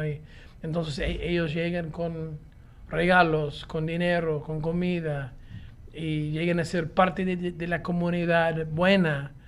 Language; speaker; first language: Spanish; non-native, fluent; English